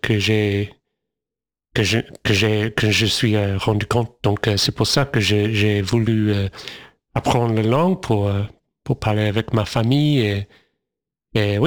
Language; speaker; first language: French; non-native, fluent; English